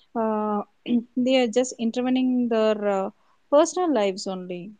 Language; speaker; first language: English; non-native, local second language; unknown